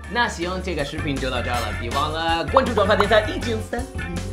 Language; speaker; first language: Chinese; non-native, fluent; English